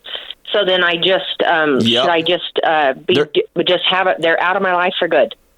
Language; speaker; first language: English; native; English